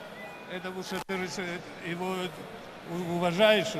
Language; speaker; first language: Russian; non-native, learner; English